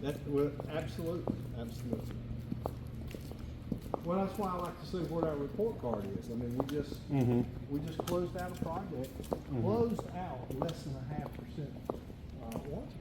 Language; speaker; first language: English; native; English